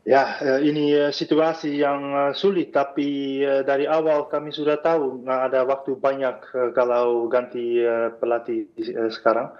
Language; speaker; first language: Indonesian; non-native, fluent; Dutch